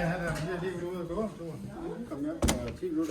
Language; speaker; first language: Danish; native; Danish